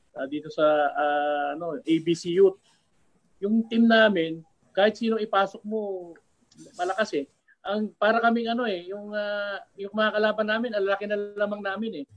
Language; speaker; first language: Filipino; native; Filipino